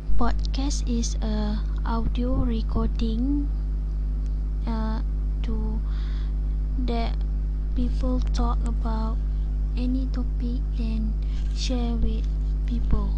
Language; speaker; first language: English; non-native, learner; Malay